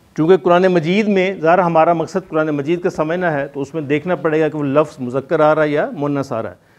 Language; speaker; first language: Urdu; non-native, local second language; Punjabi